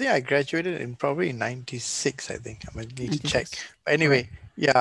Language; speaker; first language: English; non-native, local second language; Tamil